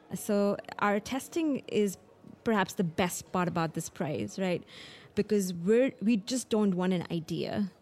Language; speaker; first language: English; non-native, local second language; Hindi